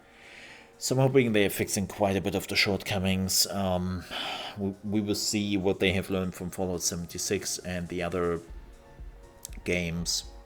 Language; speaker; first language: English; non-native, fluent; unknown